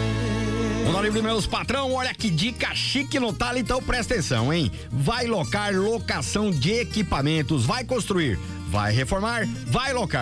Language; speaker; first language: Portuguese; native; Portuguese